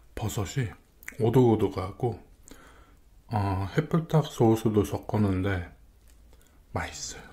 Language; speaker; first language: Korean; non-native, fluent; Dutch